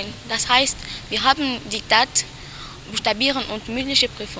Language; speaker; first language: German; non-native, learner; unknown